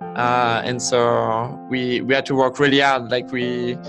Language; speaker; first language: English; non-native, fluent; French